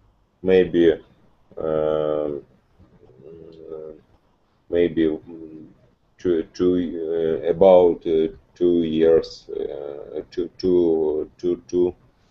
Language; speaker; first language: English; non-native, learner; Russian